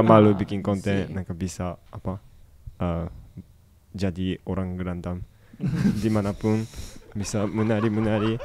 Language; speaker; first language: Indonesian; non-native, fluent; Japanese